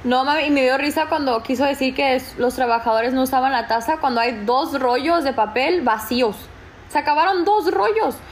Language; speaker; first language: Spanish; early bilingual, heritage; Spanish